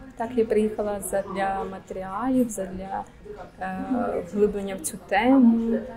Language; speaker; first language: Ukrainian; native; Ukrainian